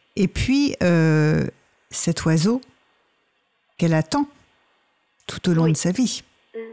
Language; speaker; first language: French; native; French